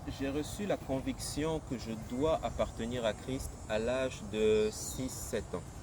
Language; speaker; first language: French; native; French